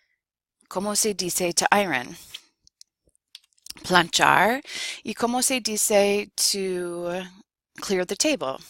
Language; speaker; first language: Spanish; non-native, fluent; English